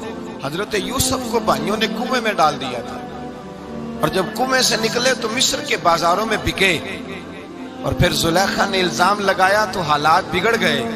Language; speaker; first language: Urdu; non-native, local second language; Punjabi